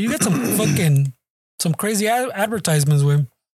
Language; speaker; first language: English; early bilingual, other home language; Spanish